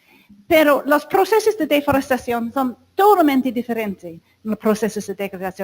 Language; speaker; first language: Spanish; non-native, fluent; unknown